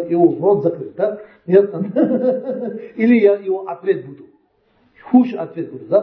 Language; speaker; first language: Russian; non-native, learner; Tibetan